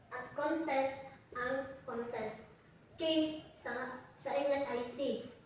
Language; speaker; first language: Filipino; non-native, local second language; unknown